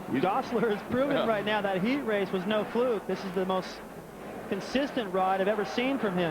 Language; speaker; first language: English; native; English